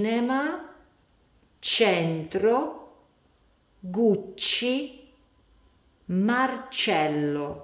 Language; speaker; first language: Italian; non-native, fluent; Latvian